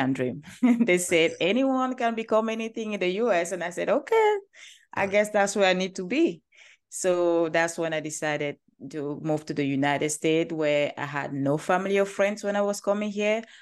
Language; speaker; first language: English; non-native, local second language; French